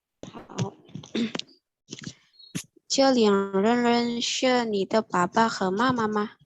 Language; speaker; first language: Chinese; non-native, learner; Indonesian